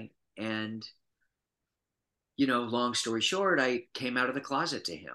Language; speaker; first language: English; native; English